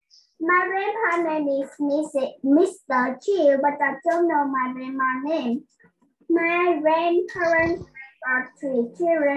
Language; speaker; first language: English; non-native, learner; Vietnamese